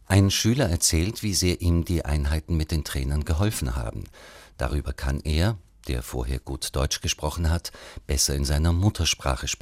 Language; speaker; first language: German; native; German